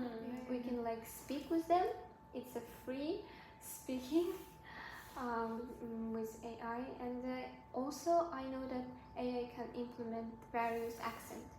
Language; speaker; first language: English; non-native, learner; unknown